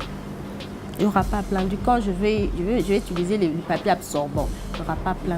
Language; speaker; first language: French; non-native, local second language; Lingala